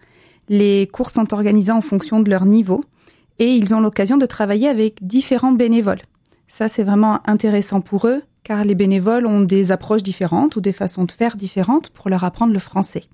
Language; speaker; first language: French; native; French